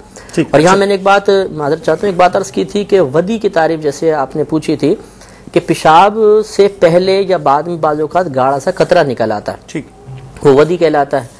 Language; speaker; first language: Urdu; native; Urdu